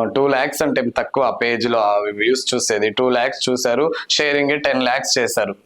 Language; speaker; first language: Telugu; native; Telugu